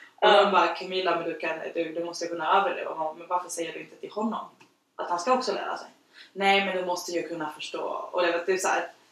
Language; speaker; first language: Swedish; non-native, fluent; Spanish